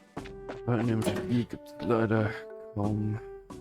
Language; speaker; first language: German; native; German